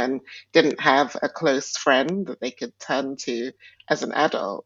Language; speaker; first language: English; non-native, local second language; Igbo